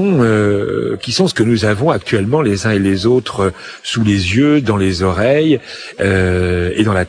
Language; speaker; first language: French; native; French